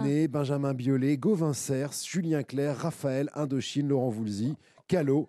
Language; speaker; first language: French; native; French